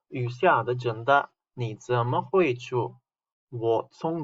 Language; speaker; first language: Chinese; non-native, fluent; Uzbek